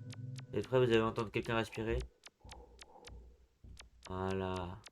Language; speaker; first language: French; native; French